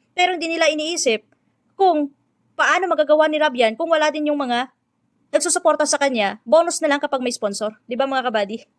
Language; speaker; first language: Filipino; non-native, local second language; Hiligaynon